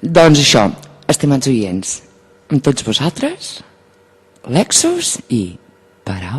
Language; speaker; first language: Catalan; native; Catalan